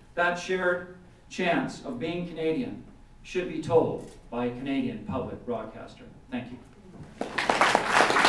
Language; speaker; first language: English; native; English